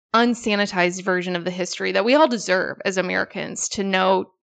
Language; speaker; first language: English; native; English